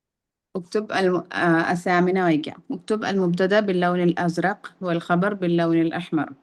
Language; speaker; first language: Arabic; non-native, fluent; Malayalam